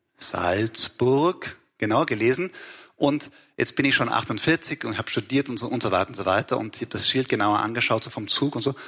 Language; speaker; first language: German; native; German